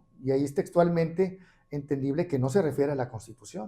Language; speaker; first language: Spanish; native; Spanish